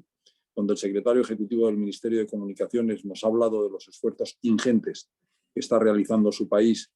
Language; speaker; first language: Spanish; native; Spanish